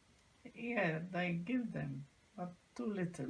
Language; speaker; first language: English; non-native, learner; Arabic